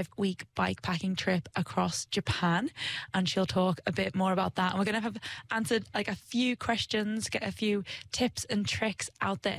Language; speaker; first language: English; native; English